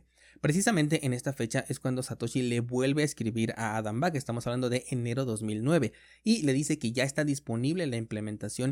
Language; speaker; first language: Spanish; native; Spanish